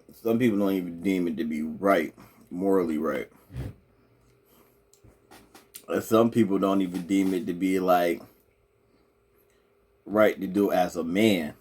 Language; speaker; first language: English; native; English